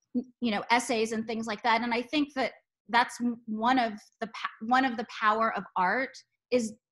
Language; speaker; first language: English; native; English